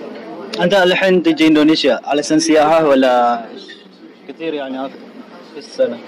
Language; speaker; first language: Arabic; non-native, learner; Indonesian